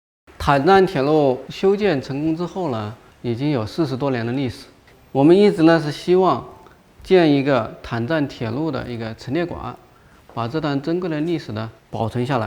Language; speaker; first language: Chinese; native; Chinese